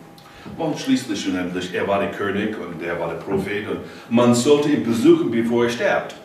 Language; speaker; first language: German; non-native, fluent; English